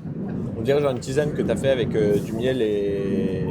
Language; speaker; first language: French; native; French